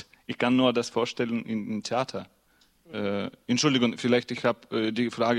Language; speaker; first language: German; non-native, learner; Russian